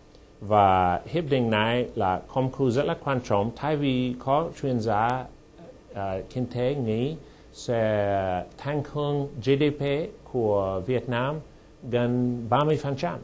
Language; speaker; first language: Vietnamese; non-native, fluent; English